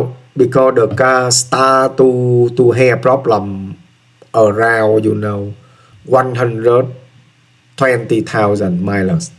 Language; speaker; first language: English; non-native, learner; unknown